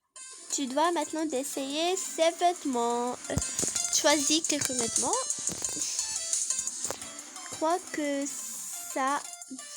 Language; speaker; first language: French; non-native, learner; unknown